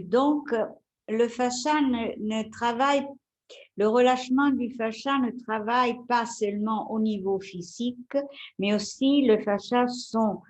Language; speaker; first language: French; non-native, fluent; Italian